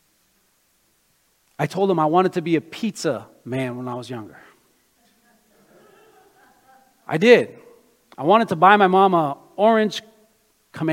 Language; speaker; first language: English; native; English